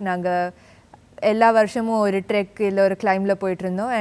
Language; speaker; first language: Tamil; early bilingual, heritage; Tamil